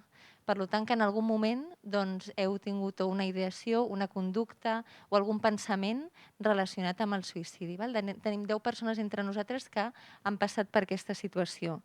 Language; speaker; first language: Catalan; native; Catalan